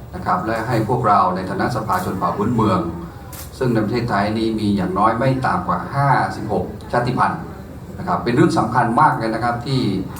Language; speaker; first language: Thai; non-native, local second language; Karen languages